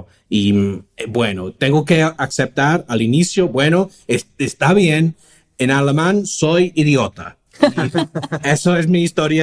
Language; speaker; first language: Spanish; non-native, fluent; English